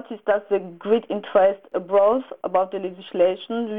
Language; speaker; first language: English; non-native, local second language; French